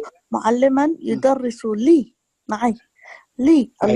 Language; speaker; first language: Arabic; non-native, learner; Tigrinya